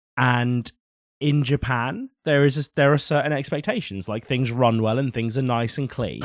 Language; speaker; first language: English; native; English